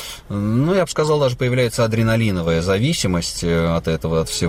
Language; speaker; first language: Russian; native; Russian